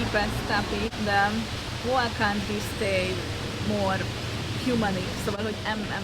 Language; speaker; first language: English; non-native, learner; Hungarian